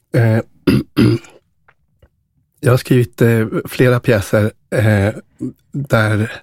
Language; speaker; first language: Swedish; early bilingual, other home language; Spanish